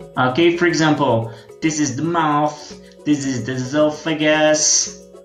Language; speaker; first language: English; non-native, fluent; Portuguese